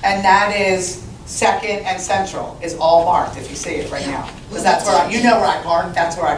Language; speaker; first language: English; native; English